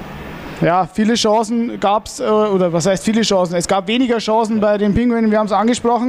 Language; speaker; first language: German; native; German